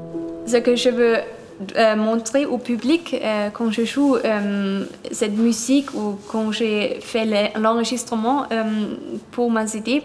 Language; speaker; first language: French; non-native, fluent; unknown